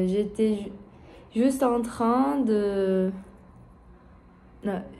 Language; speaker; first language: French; non-native, learner; Portuguese